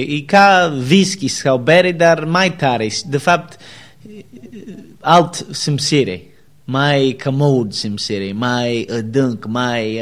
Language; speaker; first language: Romanian; non-native, learner; English